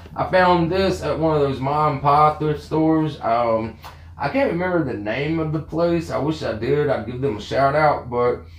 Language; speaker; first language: English; native; English